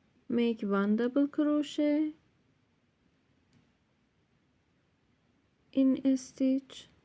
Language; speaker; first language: English; non-native, learner; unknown